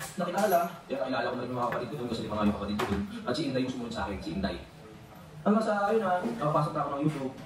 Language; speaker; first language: Filipino; native; Filipino